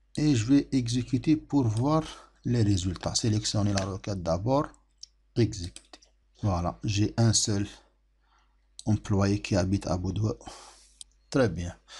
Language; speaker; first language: French; non-native, local second language; Arabic